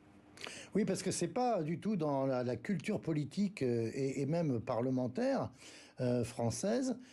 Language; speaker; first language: French; native; French